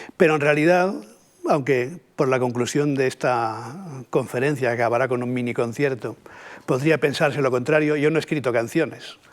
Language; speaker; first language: Spanish; native; Spanish